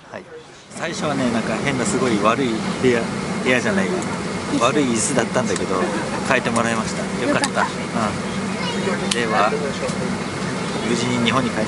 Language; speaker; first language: Japanese; native; Japanese